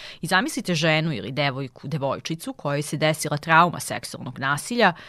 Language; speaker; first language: Serbian; native; Serbian